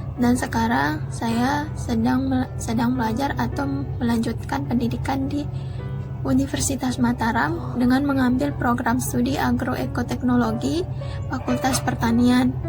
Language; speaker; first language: Indonesian; non-native, local second language; Sasak